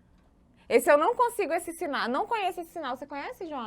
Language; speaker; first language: Portuguese; native; Portuguese